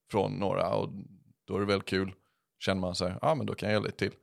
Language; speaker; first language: Swedish; early bilingual, other home language; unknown